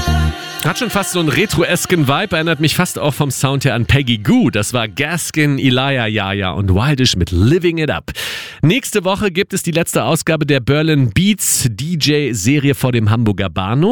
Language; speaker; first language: German; native; German